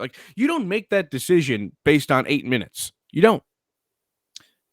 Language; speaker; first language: English; native; English